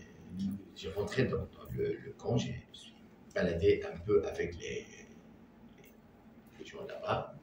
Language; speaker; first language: French; non-native, learner; Arabic